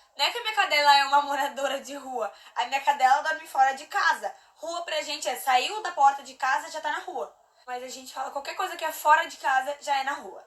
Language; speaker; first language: Portuguese; native; Portuguese